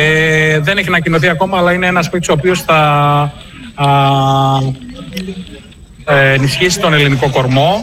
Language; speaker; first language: Greek; native; Greek